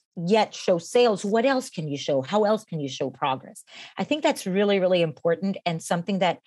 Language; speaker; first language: English; non-native, fluent; Spanish